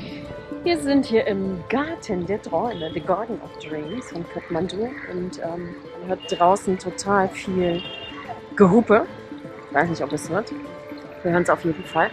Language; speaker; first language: German; native; German